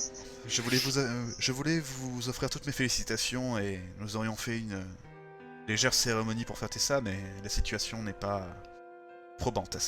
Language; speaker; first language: French; native; French